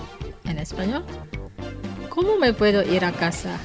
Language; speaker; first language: Spanish; non-native, fluent; Indonesian